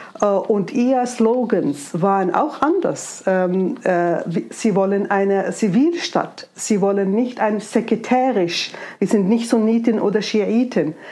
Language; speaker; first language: German; non-native, fluent; Arabic